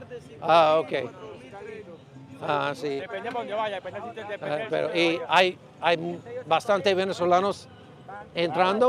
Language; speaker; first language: Spanish; non-native, learner; English